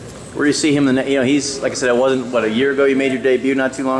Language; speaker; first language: English; native; English